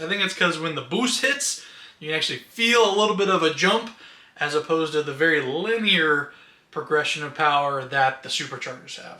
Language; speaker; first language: English; native; English